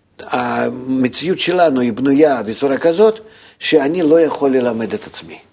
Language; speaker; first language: Hebrew; non-native, fluent; Russian